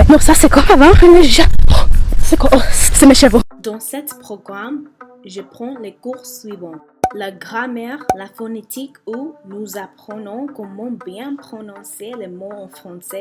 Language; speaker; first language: French; non-native, learner; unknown